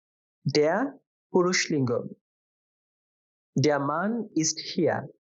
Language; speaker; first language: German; non-native, fluent; Bangla